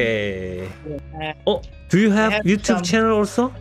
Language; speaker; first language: English; non-native, learner; Korean